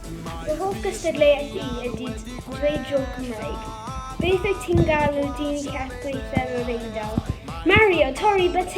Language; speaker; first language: Welsh; non-native, local second language; English